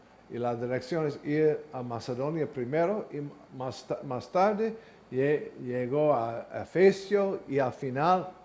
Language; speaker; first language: Spanish; non-native, learner; English